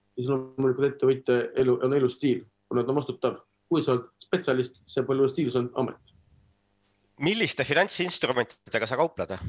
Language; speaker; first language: Estonian; non-native, local second language; Russian